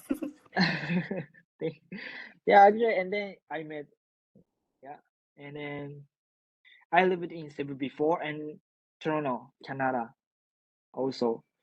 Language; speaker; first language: English; non-native, learner; Japanese